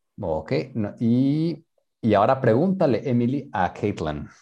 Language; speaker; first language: Spanish; native; Spanish